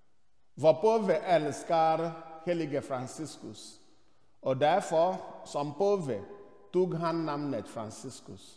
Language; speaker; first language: Swedish; non-native, fluent; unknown